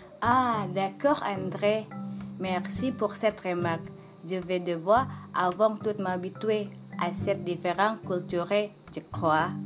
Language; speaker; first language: French; non-native, learner; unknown